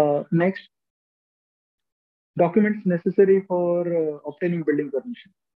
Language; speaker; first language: English; non-native, local second language; Marathi